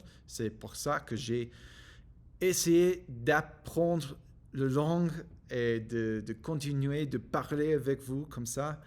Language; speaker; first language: French; non-native, learner; English